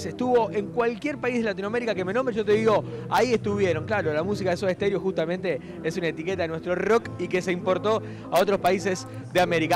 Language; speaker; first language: Spanish; native; Spanish